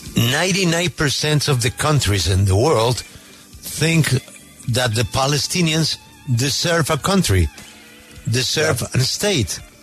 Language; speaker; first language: English; non-native, learner; Spanish